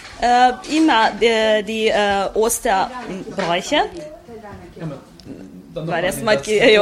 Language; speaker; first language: German; non-native, local second language; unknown